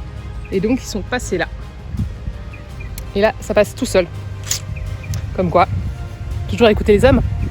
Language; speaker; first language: French; native; French